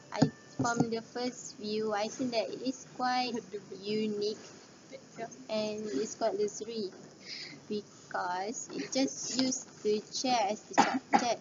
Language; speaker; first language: English; non-native, learner; Malay